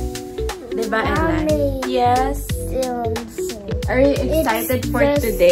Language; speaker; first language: English; non-native, local second language; Filipino